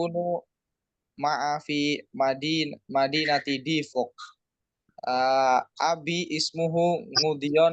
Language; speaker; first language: Arabic; non-native, learner; Indonesian